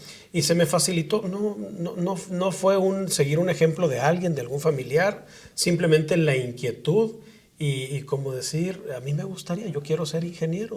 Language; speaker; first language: Spanish; native; Spanish